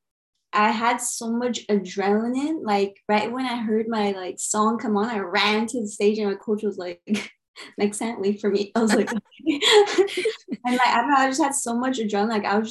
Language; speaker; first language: English; early bilingual, other home language; Armenian